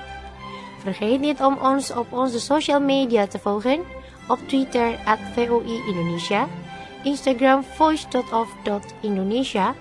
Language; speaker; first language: Dutch; non-native, fluent; Indonesian